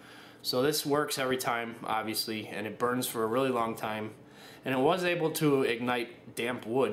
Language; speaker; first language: English; native; English